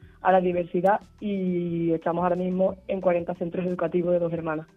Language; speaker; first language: Spanish; native; Spanish